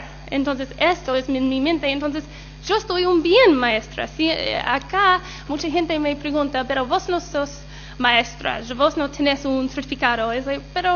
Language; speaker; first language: Spanish; non-native, learner; English